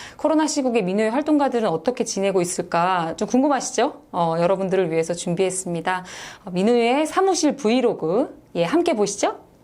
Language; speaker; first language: Korean; native; Korean